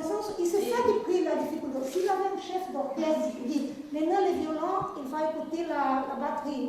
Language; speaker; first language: French; non-native, fluent; Portuguese